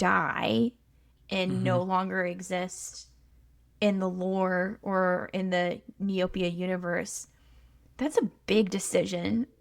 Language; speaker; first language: English; native; English